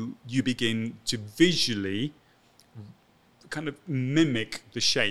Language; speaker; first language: English; native; English